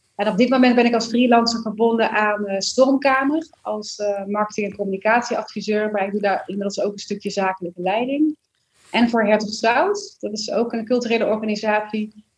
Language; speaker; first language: Dutch; native; Dutch